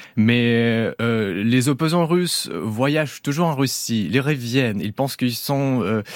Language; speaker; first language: French; non-native, fluent; Russian